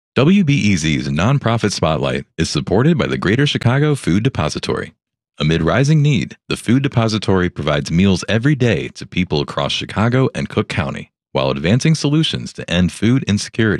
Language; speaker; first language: English; native; English